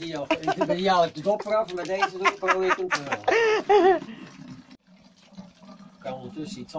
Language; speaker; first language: Dutch; native; Dutch